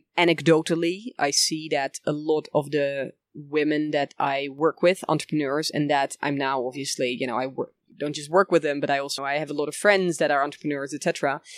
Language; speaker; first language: English; early bilingual, other home language; Dutch